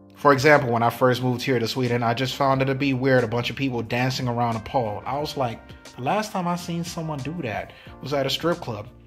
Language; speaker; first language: English; native; English